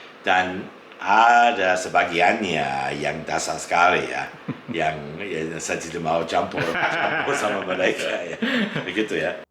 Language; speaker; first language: Indonesian; non-native, fluent; English